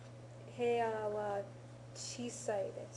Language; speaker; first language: Japanese; non-native, learner; English